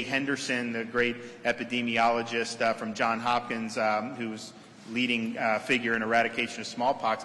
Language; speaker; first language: English; native; English